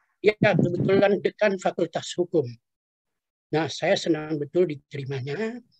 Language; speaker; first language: Indonesian; non-native, local second language; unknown